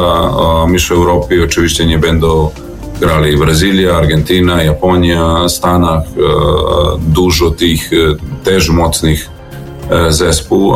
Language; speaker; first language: Polish; non-native, fluent; Serbian